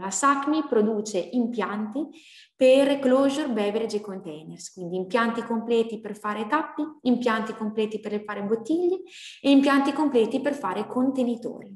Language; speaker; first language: Italian; native; Italian